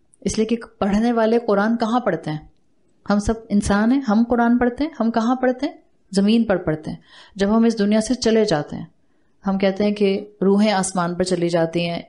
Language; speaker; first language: Urdu; native; Urdu